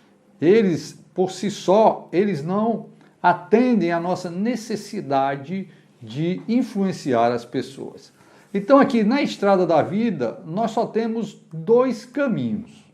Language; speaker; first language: Portuguese; native; Portuguese